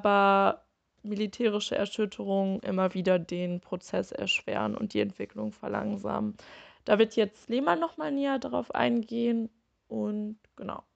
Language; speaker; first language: German; native; German